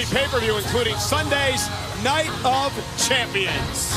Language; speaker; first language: English; native; English